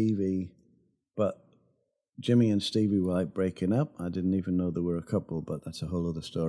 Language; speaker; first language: English; native; English